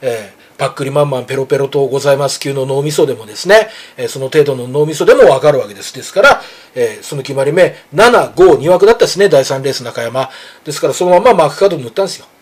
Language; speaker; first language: Japanese; native; Japanese